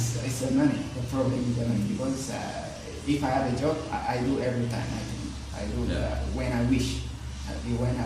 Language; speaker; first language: English; non-native, learner; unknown